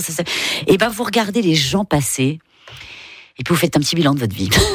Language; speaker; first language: French; native; French